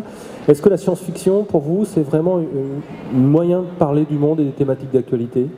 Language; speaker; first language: French; native; French